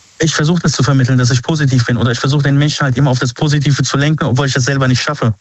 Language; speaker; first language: German; early bilingual, other home language; Arabic